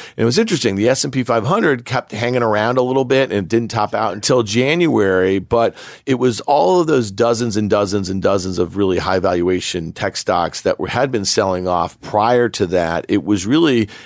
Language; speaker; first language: English; native; English